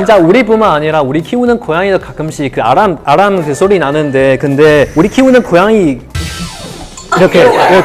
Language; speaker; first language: Korean; non-native, fluent; Chinese